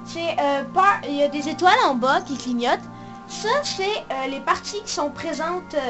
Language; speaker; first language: French; native; French